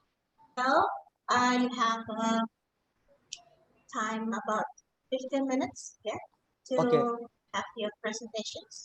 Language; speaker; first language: English; non-native, fluent; Indonesian